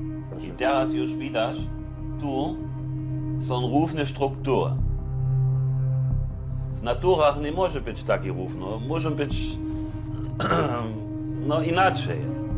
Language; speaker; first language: Polish; non-native, learner; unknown